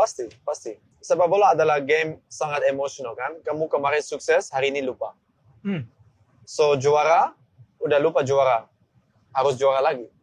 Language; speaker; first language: Indonesian; non-native, learner; Dutch